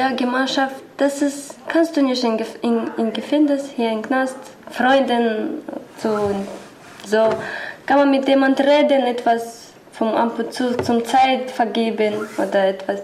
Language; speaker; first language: German; non-native, learner; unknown